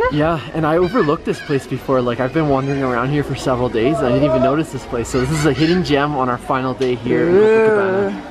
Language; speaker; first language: English; native; English